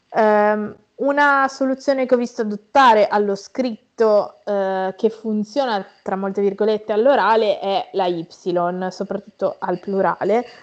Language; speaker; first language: Italian; native; Italian